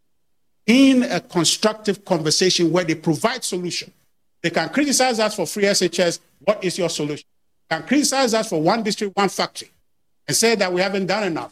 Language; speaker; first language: English; non-native, local second language; Akan